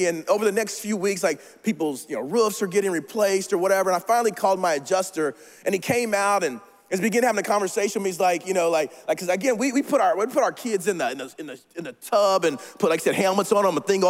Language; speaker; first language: English; native; English